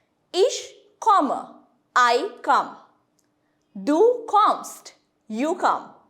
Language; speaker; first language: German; non-native, fluent; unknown